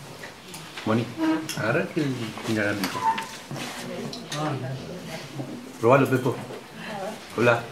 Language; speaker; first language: Spanish; native; Spanish